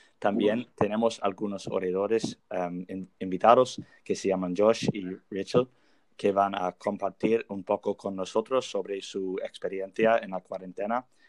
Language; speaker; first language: Spanish; non-native, learner; English